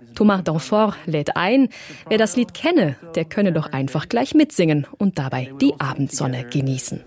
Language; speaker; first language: German; native; German